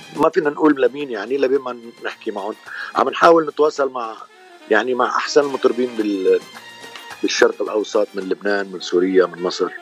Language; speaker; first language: Arabic; native; Arabic